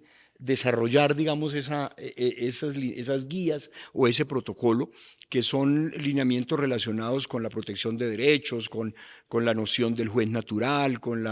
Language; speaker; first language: Spanish; native; Spanish